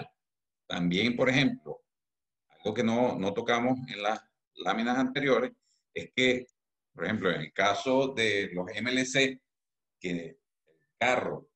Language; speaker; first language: Spanish; native; Spanish